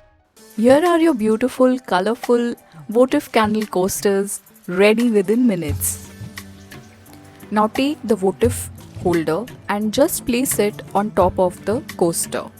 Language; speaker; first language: English; non-native, local second language; Hindi